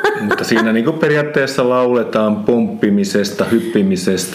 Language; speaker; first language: Finnish; non-native, fluent; Spanish